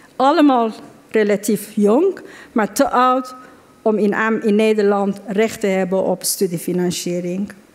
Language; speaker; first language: Dutch; non-native, fluent; Persian